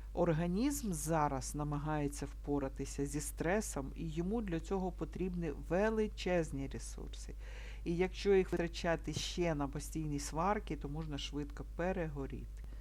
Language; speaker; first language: Ukrainian; non-native, local second language; Russian